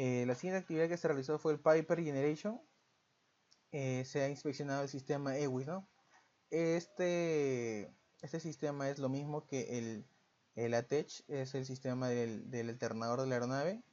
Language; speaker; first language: Spanish; native; Spanish